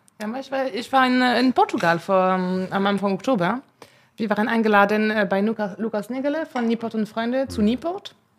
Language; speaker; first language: German; non-native, fluent; French